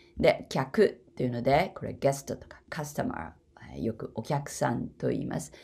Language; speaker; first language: Japanese; native; Japanese